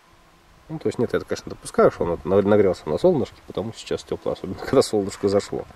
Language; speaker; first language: Russian; native; Russian